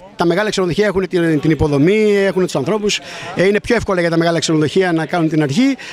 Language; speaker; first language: Greek; native; Greek